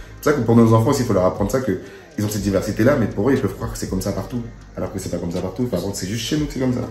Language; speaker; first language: French; early bilingual, other home language; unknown